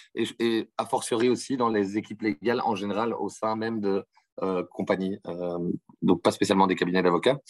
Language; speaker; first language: French; native; French